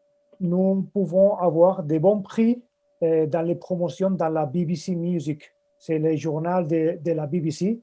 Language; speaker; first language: French; non-native, fluent; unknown